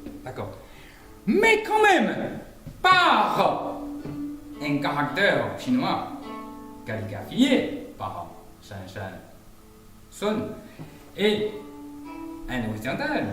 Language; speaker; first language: French; non-native, fluent; Chinese